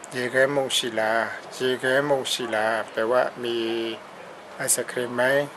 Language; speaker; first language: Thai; non-native, fluent; Burmese